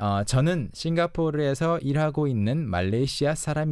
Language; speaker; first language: Korean; native; Korean